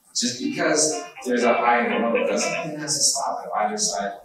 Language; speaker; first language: English; native; English